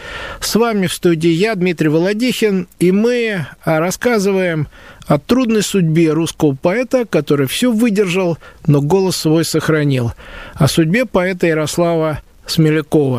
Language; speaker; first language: Russian; native; Russian